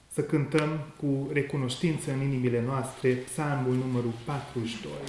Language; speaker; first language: Romanian; non-native, local second language; Hungarian